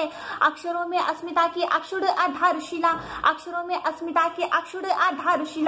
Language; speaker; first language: Hindi; native; Hindi